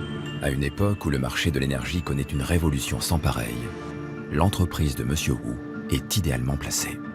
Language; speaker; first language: French; native; French